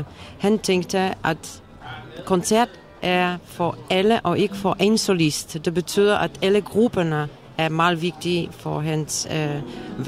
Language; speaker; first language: Danish; non-native, fluent; Polish